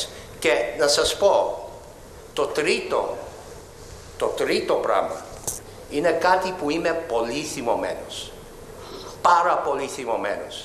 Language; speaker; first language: Greek; early bilingual, heritage; Greek